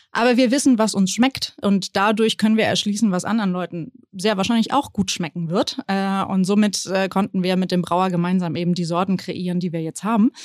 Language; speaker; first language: German; early bilingual, other home language; Spanish